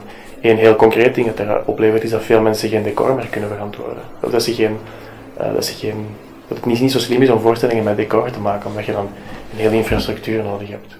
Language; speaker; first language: Dutch; native; Dutch